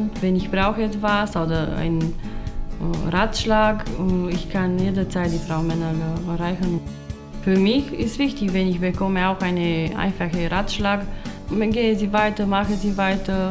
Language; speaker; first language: German; non-native, learner; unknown